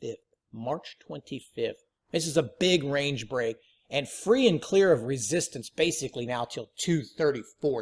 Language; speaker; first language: English; native; English